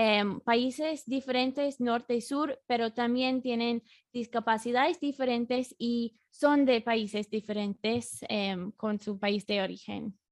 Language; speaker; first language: Spanish; non-native, fluent; English